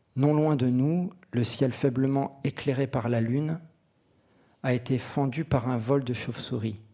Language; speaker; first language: French; native; French